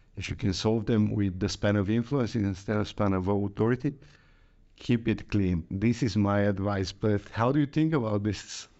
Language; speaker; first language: English; non-native, fluent; Bulgarian